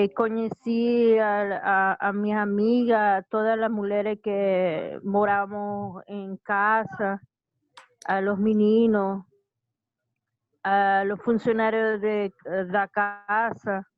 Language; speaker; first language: Portuguese; non-native, learner; Spanish